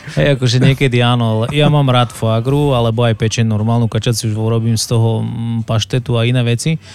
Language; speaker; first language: Slovak; native; Slovak